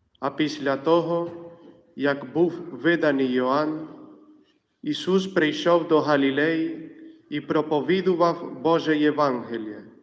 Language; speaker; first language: Ukrainian; non-native, fluent; Polish